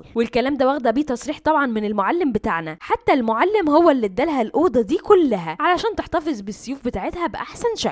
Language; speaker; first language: Arabic; native; Arabic